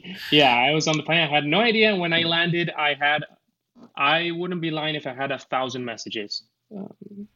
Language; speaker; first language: English; non-native, fluent; Spanish